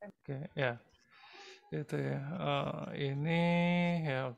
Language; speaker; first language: Indonesian; native; Indonesian